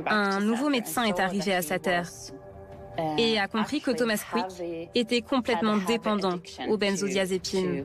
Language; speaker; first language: French; native; French